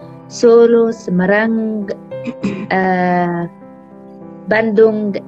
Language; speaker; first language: Indonesian; non-native, fluent; Arabic